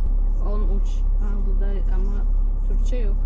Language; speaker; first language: Turkish; non-native, fluent; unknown